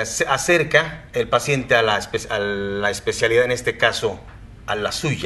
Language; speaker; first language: Spanish; native; Spanish